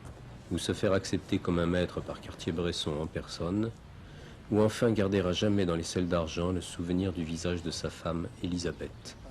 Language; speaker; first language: French; native; French